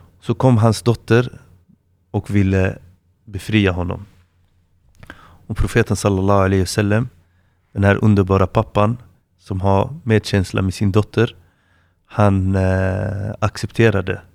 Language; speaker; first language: Swedish; non-native, fluent; Arabic